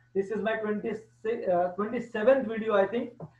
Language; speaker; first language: Hindi; non-native, local second language; Gujarati